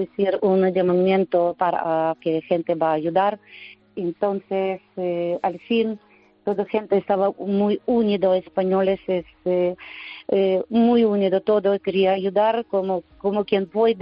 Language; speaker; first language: Spanish; non-native, learner; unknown